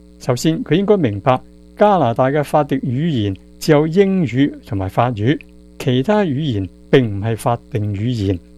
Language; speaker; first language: Chinese; non-native, local second language; Cantonese